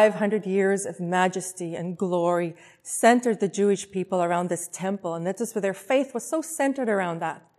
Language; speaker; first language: English; non-native, local second language; Afrikaans